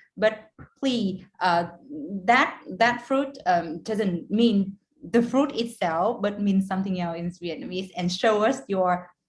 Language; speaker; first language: English; non-native, fluent; Vietnamese